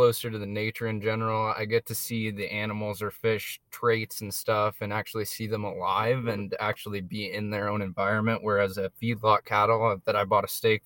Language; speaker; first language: English; native; English